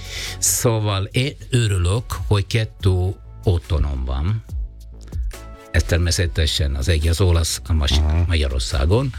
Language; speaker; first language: Hungarian; non-native, fluent; Italian